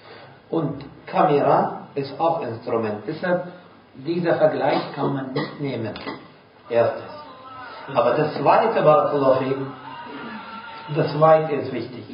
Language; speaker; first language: German; non-native, fluent; Arabic